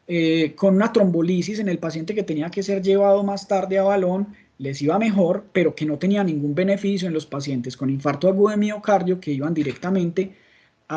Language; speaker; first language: Spanish; native; Spanish